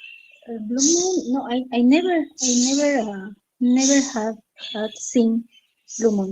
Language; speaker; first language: English; non-native, learner; Spanish